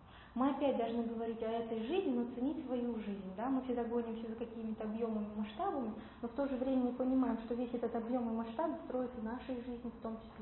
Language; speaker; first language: Russian; native; Russian